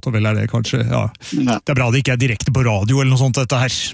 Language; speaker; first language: Norwegian; native; Norwegian